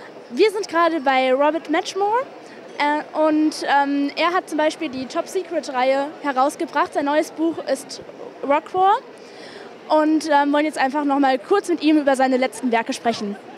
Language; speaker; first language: German; native; German